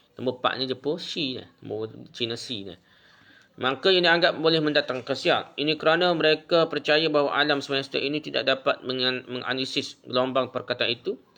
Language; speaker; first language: Malay; native; Malay